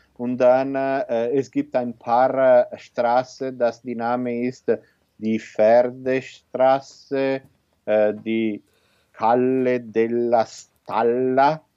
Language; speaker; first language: German; non-native, learner; Italian